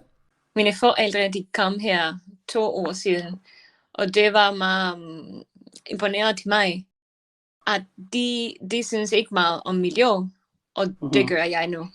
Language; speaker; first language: Danish; non-native, learner; Spanish